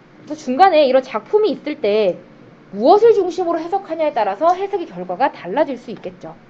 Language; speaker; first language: Korean; native; Korean